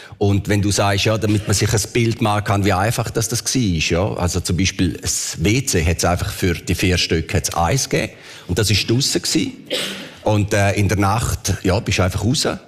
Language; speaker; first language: German; early bilingual, other home language; Italian